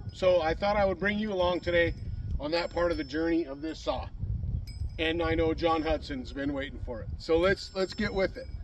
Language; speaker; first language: English; native; English